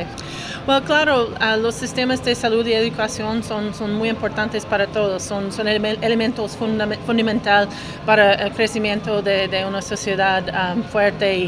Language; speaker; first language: Spanish; non-native, fluent; English